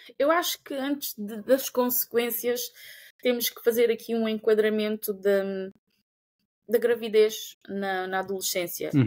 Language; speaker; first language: Portuguese; non-native, local second language; Kabuverdianu